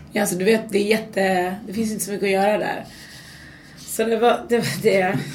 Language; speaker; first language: Swedish; early bilingual, other home language; Persian